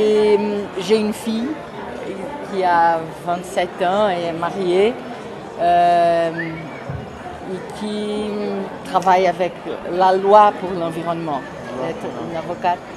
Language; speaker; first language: French; non-native, fluent; Portuguese